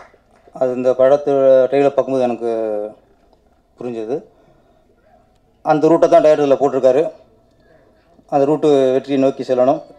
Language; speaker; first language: Tamil; native; Tamil